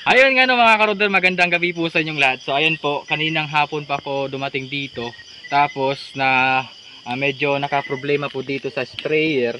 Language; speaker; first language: Filipino; native; Filipino